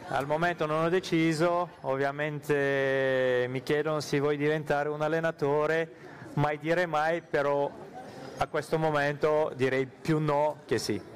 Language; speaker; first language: Italian; non-native, fluent; Armenian